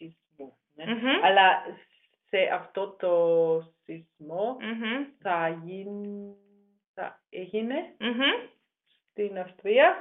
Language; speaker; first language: Greek; non-native, learner; German